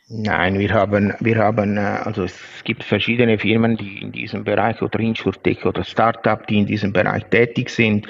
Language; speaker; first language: German; non-native, fluent; Italian